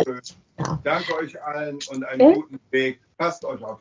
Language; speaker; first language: German; native; German